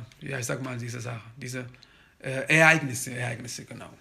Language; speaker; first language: German; non-native, fluent; Kabuverdianu